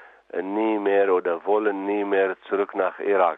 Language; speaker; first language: German; non-native, fluent; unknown